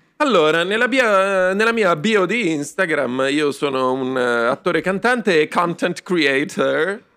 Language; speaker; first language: Italian; native; Italian